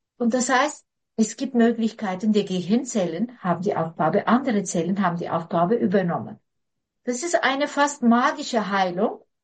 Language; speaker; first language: German; non-native, fluent; Turkish